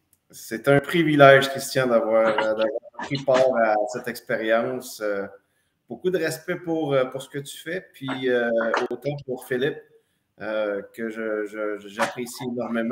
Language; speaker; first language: French; native; French